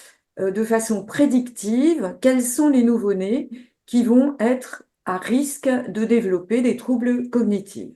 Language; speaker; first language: French; native; French